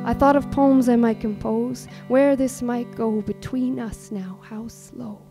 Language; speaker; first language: English; native; English